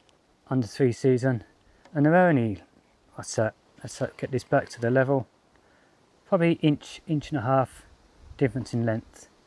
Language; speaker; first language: English; native; English